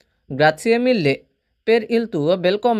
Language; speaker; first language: Italian; non-native, fluent; Bangla